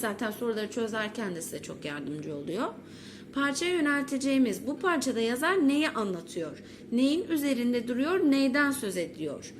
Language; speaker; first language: Turkish; native; Turkish